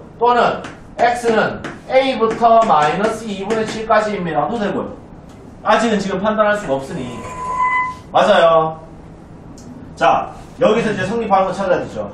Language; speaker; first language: Korean; native; Korean